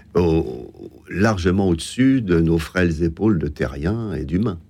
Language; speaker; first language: French; native; French